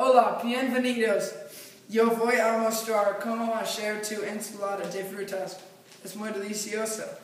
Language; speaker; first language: Spanish; non-native, learner; English